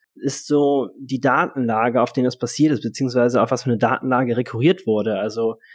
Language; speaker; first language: German; native; German